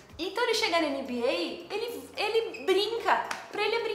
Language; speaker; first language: Portuguese; native; Portuguese